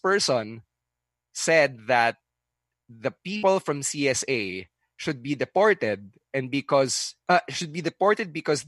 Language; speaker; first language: English; non-native, local second language; Filipino